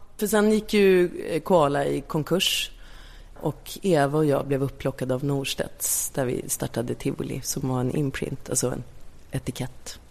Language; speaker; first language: Swedish; native; Swedish